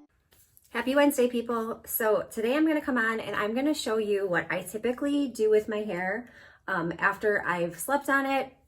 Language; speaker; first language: English; native; English